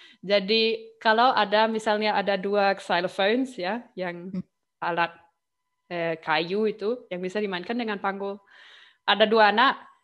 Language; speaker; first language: Indonesian; non-native, fluent; German